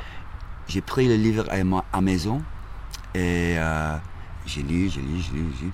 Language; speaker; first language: French; non-native, fluent; English